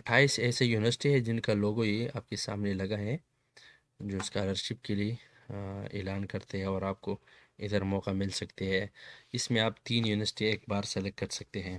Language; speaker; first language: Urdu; non-native, local second language; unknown